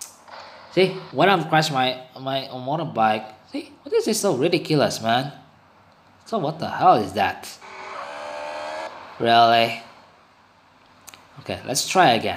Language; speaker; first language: English; non-native, learner; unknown